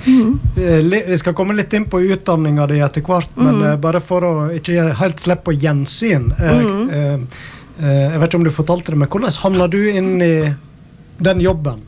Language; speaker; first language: Norwegian; native; Norwegian